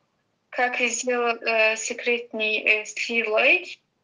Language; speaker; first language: Russian; non-native, learner; Azerbaijani